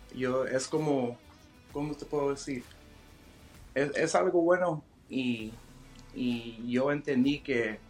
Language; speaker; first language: Spanish; early bilingual, heritage; Spanish